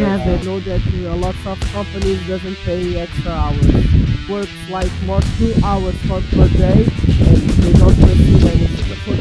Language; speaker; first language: English; non-native, learner; Portuguese